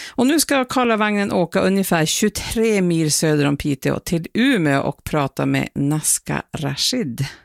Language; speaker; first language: Swedish; native; Swedish